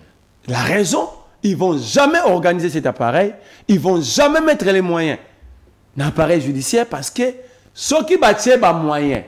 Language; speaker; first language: French; non-native, local second language; Lingala